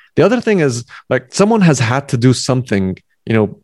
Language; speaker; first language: English; non-native, fluent; Arabic